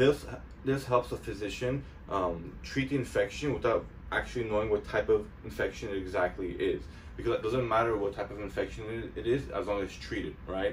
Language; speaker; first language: English; native; English